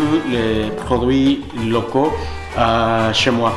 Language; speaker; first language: French; non-native, learner; Spanish